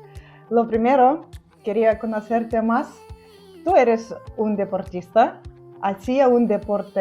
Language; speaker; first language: Spanish; non-native, learner; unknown